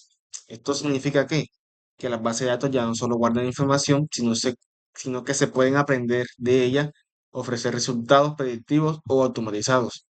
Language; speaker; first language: Spanish; native; Spanish